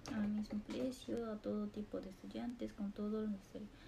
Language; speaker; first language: Spanish; non-native, learner; Japanese